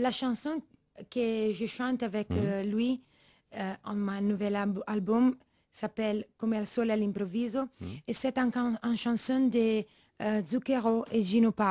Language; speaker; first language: French; non-native, learner; Italian